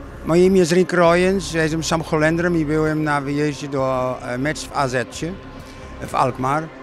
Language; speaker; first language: Polish; non-native, learner; Dutch